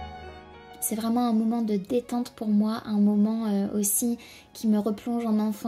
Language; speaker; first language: French; native; French